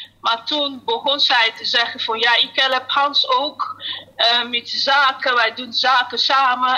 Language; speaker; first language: Dutch; non-native, fluent; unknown